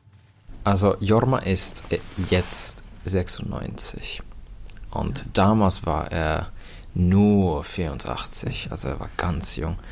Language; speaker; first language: German; non-native, fluent; Finnish